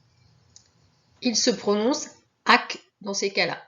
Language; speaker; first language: French; native; French